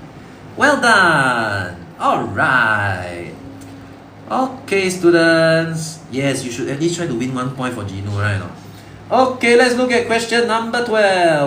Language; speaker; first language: English; non-native, local second language; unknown